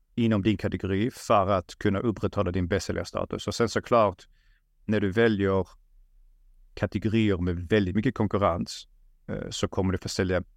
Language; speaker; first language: Swedish; early bilingual, other home language; Russian